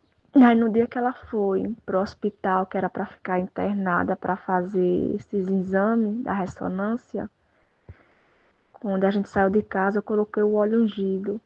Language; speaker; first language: Portuguese; native; Portuguese